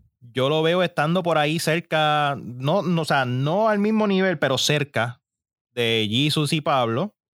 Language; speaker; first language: Spanish; early bilingual, heritage; Spanish